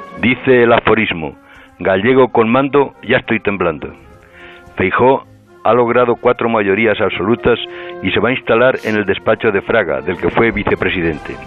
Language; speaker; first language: Spanish; native; Spanish